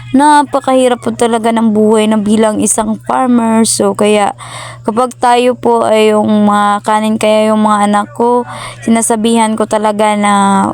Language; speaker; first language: Filipino; non-native, local second language; Cebuano